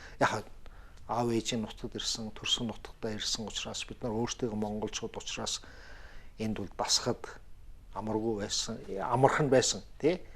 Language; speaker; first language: Mongolian; early bilingual, heritage; Mongolian